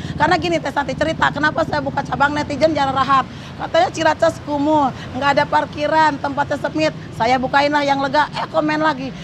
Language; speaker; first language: Indonesian; non-native, local second language; Sundanese